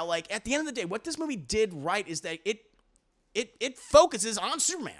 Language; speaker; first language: English; native; English